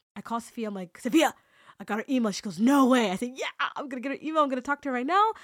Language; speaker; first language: English; native; English